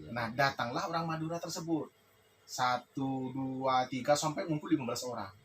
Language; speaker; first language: Indonesian; non-native, local second language; Madurese